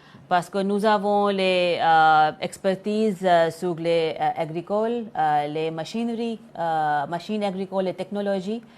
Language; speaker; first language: French; non-native, learner; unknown